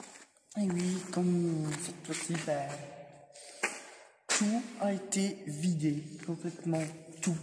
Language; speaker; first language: French; native; French